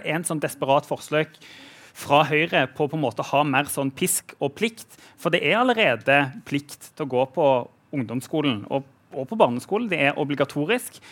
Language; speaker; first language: Norwegian; native; Norwegian